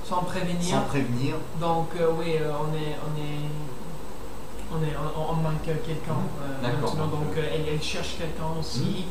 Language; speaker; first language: French; non-native, learner; English